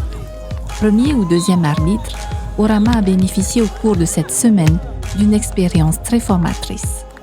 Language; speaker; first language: French; native; French